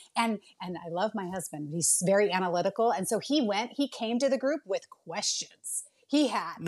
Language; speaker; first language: English; native; English